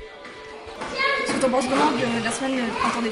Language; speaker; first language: French; native; French